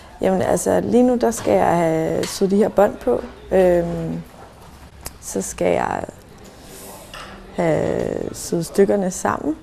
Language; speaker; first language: Danish; native; Danish